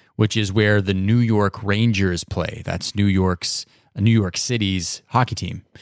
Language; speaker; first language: English; native; English